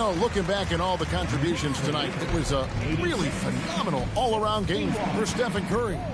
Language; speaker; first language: English; native; English